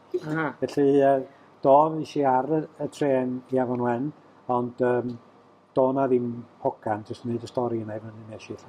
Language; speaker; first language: Welsh; native; Welsh